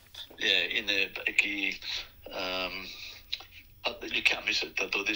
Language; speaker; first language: Greek; early bilingual, heritage; Greek